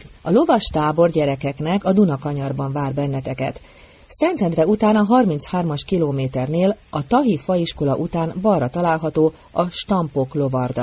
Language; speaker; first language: Hungarian; native; Hungarian